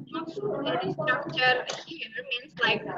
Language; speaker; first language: English; non-native, local second language; Indonesian